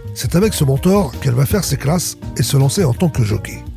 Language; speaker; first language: French; native; French